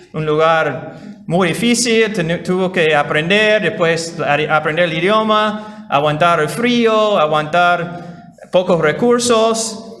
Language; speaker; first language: Spanish; non-native, fluent; English